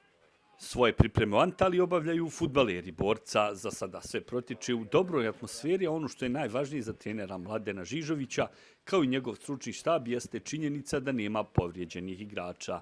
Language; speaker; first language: Bosnian; native; Bosnian